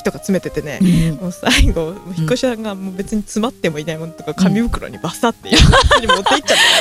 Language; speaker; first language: Japanese; native; Japanese